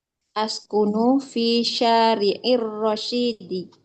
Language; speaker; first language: Arabic; non-native, learner; Indonesian